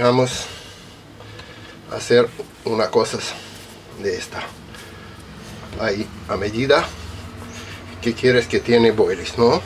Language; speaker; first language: Spanish; non-native, learner; Russian